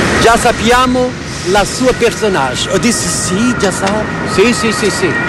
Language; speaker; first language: Italian; non-native, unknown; Portuguese